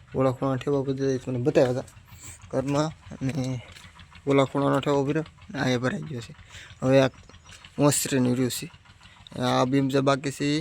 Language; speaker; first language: Gujarati; native; Gujarati